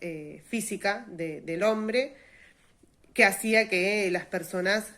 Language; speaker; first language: Spanish; native; Spanish